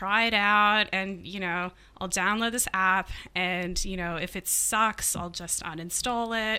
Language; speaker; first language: English; native; English